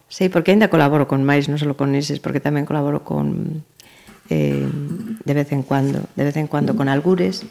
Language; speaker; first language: Galician; native; Galician